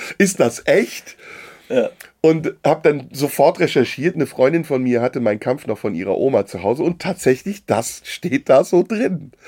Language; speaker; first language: German; early bilingual, other home language; Turkish